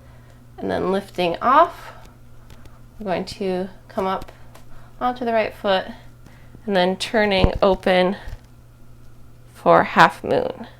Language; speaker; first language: English; native; English